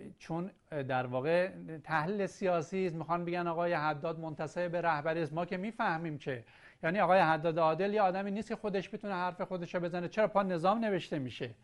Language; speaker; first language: Persian; native; Persian